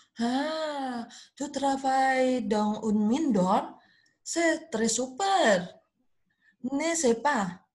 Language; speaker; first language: French; non-native, learner; Indonesian